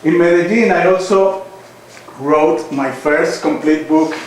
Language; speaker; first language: English; non-native, fluent; Spanish